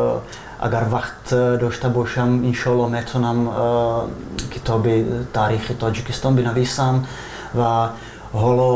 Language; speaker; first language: Persian; non-native, fluent; Czech